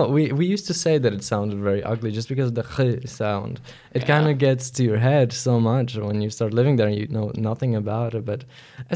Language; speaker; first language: English; non-native, fluent; Latvian